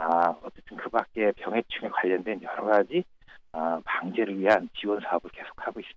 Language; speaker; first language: Korean; native; Korean